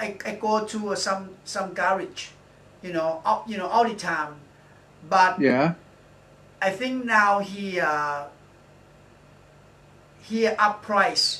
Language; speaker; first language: English; non-native, learner; Thai